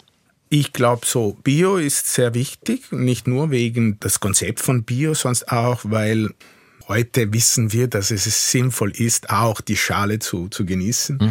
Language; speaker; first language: German; non-native, fluent; Italian